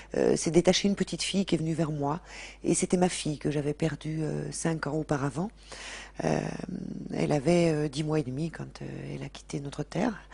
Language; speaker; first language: French; native; French